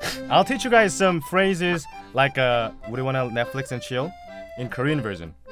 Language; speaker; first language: English; non-native, fluent; Korean